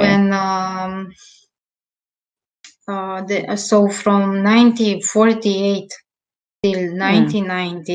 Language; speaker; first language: English; non-native, learner; Romanian